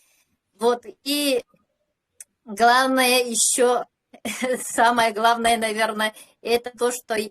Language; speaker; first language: Russian; native; Russian